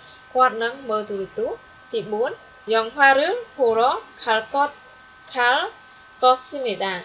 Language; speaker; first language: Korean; non-native, fluent; Khmer